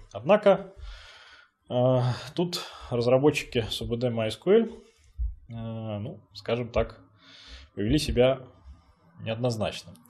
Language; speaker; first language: Russian; native; Russian